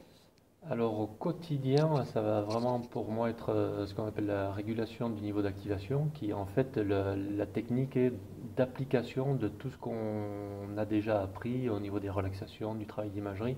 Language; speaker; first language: French; native; French